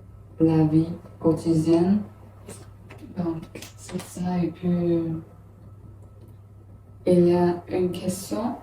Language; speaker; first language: French; non-native, learner; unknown